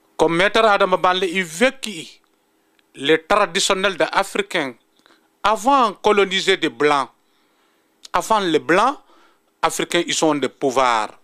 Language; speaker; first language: French; non-native, local second language; Fula